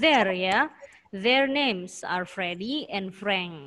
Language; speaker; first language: English; non-native, learner; Indonesian